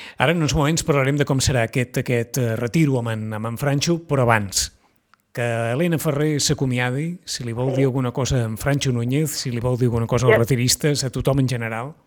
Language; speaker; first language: Catalan; native; Catalan